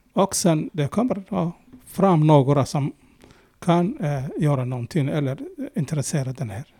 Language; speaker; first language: Swedish; non-native, fluent; Somali